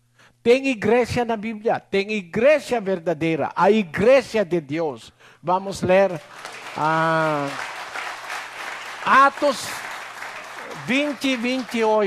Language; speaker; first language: Portuguese; non-native, learner; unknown